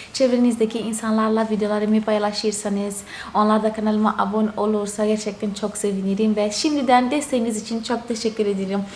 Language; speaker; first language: Turkish; non-native, fluent; Portuguese